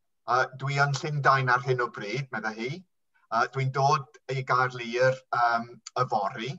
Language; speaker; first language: Welsh; non-native, fluent; English